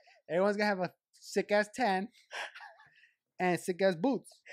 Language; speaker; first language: English; early bilingual, other home language; Spanish